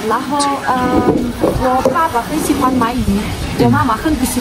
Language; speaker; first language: Chinese; non-native, learner; Ukrainian